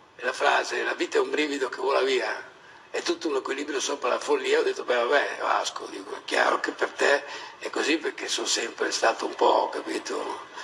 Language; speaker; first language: Italian; native; Italian